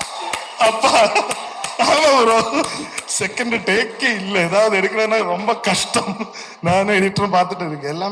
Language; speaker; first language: Tamil; non-native, learner; Malayalam